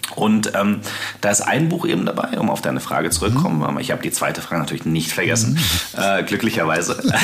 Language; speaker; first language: German; native; German